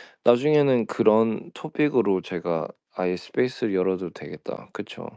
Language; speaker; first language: Korean; early bilingual, heritage; Korean